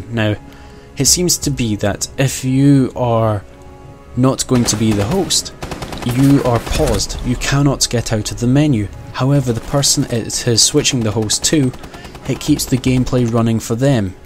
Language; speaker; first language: English; native; English